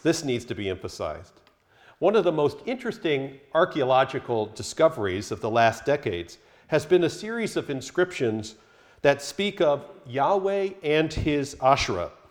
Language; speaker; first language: English; native; English